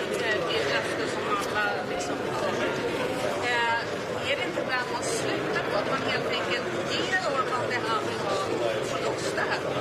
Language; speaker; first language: Swedish; native; Swedish